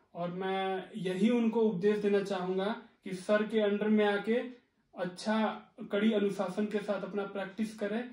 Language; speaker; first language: Hindi; native; Hindi